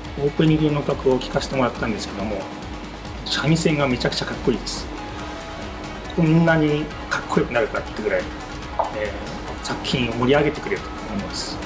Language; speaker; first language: Japanese; native; Japanese